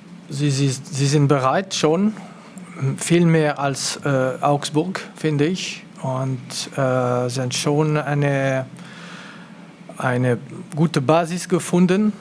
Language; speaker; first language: German; non-native, local second language; French